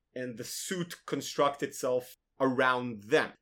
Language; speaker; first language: English; non-native, fluent; Hebrew